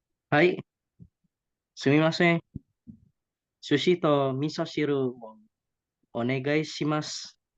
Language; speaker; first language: Japanese; non-native, learner; Indonesian